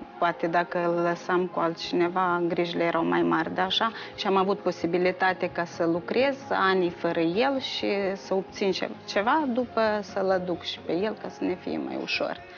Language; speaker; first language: Romanian; native; Romanian